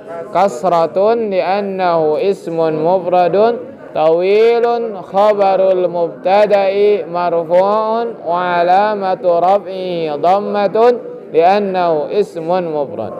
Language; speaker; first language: Arabic; non-native, fluent; Indonesian